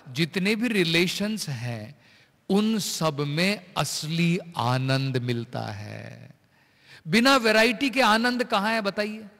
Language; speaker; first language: Hindi; native; Hindi